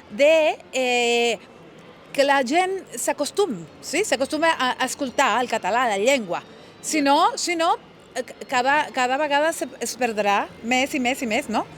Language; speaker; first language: Catalan; non-native, learner; Spanish